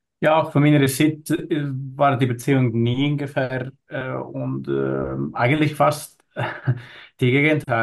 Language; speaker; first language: German; non-native, learner; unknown